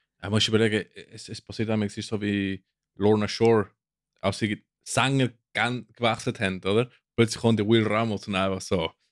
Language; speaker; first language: German; non-native, fluent; English